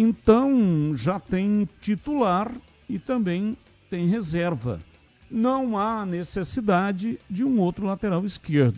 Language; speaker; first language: Portuguese; native; Portuguese